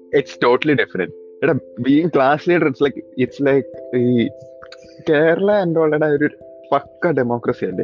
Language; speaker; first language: English; early bilingual, other home language; Malayalam